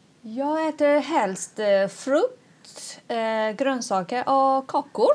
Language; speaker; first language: Swedish; non-native, fluent; Chinese